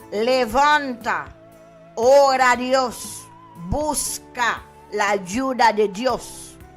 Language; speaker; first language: Spanish; non-native, learner; Haitian Creole